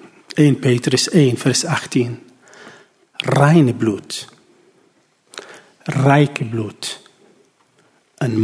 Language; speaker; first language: Dutch; non-native, learner; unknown